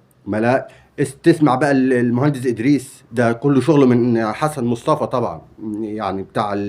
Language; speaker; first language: Arabic; native; Arabic